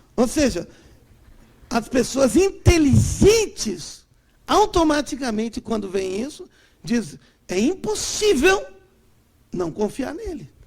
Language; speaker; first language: Portuguese; native; Portuguese